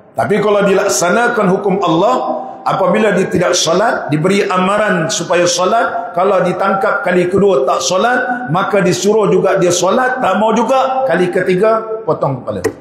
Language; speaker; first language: Malay; native; Malay